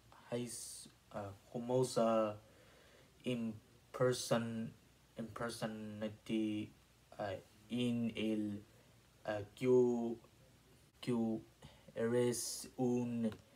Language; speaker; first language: Spanish; non-native, learner; English